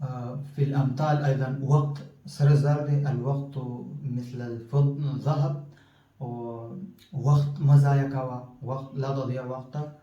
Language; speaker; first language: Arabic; non-native, fluent; Pashto